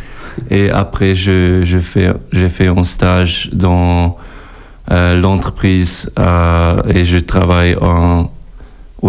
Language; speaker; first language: French; non-native, local second language; German